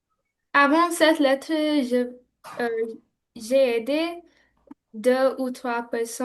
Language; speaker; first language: French; non-native, learner; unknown